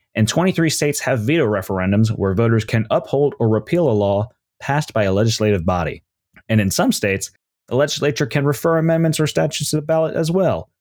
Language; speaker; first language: English; native; English